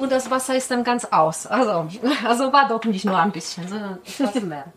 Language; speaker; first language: German; non-native, learner; Polish